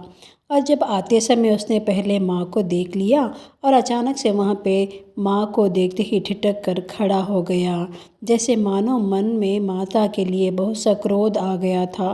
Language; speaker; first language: Hindi; non-native, local second language; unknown